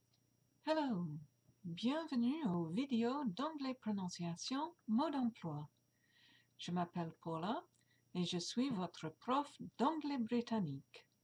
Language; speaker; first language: French; non-native, fluent; English